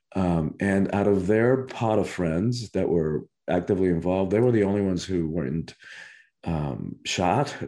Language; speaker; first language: English; early bilingual, other home language; Spanish